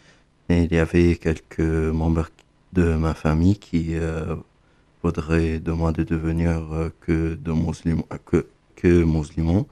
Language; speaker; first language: French; non-native, fluent; Arabic